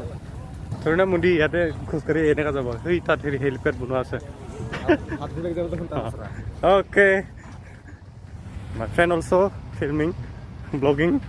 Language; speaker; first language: Hindi; non-native, local second language; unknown